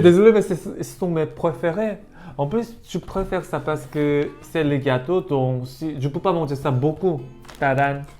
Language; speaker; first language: French; non-native, learner; Korean